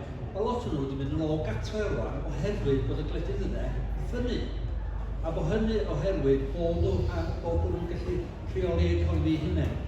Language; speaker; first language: Welsh; native; Welsh